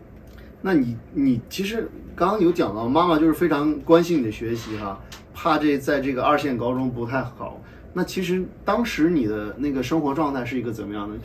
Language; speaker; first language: Chinese; native; Chinese